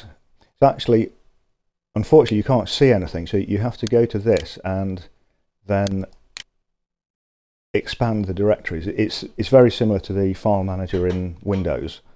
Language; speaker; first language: English; native; English